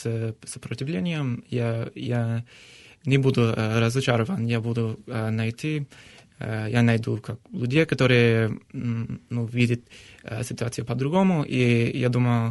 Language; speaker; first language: Russian; non-native, fluent; English